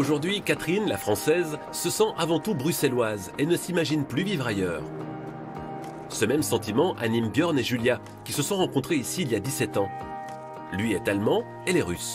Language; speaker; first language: French; native; French